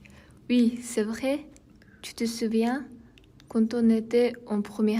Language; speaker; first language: French; non-native, learner; Japanese